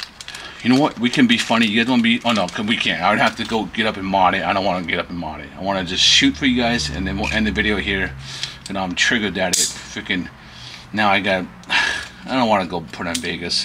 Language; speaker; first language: English; native; English